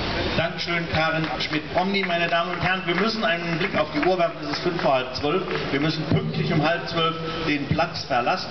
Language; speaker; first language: German; native; German